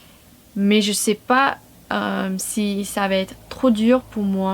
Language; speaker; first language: French; non-native, fluent; English